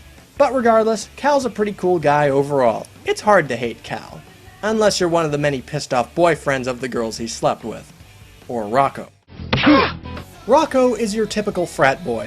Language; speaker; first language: English; native; English